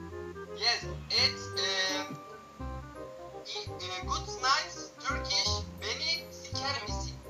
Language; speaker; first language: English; non-native, learner; Turkish